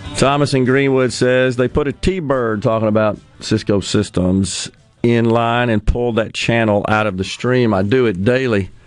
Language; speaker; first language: English; native; English